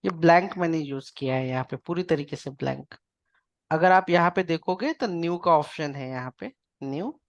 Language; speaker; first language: Hindi; non-native, local second language; Marathi